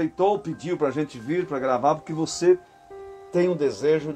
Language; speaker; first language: Portuguese; native; Portuguese